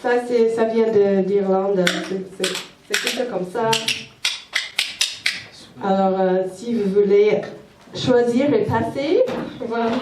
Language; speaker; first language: French; non-native, fluent; English